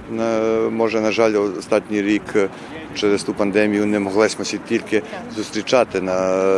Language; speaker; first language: Ukrainian; early bilingual, heritage; Ukrainian